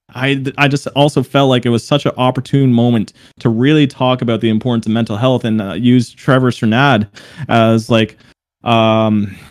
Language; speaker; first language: English; native; English